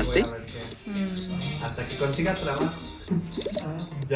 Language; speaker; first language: Spanish; native; Spanish